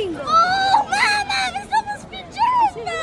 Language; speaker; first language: Italian; early bilingual, other home language; Filipino